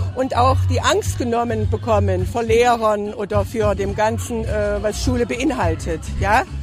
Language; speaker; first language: German; non-native, fluent; Arabic